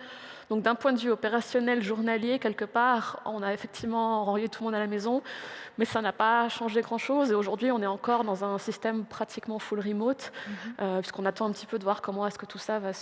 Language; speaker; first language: French; native; French